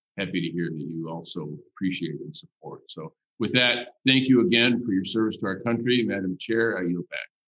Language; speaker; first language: English; native; English